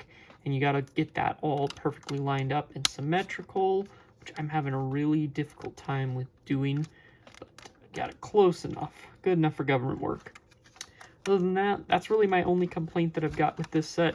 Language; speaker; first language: English; native; English